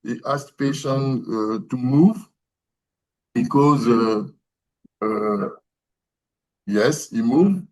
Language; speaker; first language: English; non-native, learner; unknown